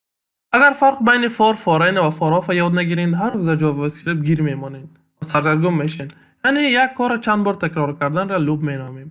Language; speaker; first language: Persian; native; Persian